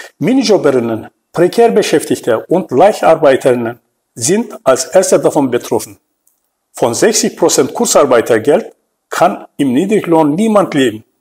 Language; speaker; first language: German; non-native, fluent; Turkish